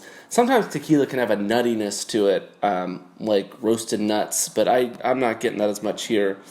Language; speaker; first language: English; native; English